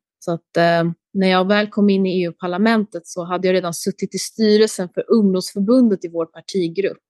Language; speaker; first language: Swedish; early bilingual, other home language; Albanian